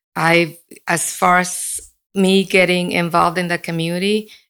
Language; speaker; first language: English; early bilingual, other home language; Spanish